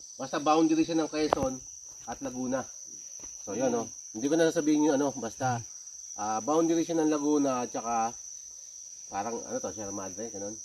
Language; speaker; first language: Filipino; non-native, local second language; Cebuano